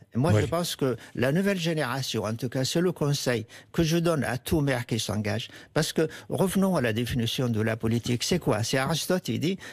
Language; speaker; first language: French; non-native, fluent; Arabic